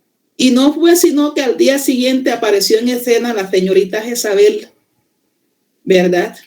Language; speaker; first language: Spanish; native; Spanish